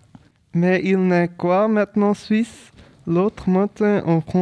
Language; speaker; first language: French; non-native, learner; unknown